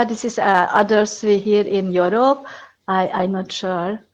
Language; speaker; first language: English; non-native, learner; Hungarian